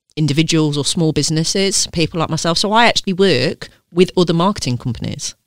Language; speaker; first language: English; native; English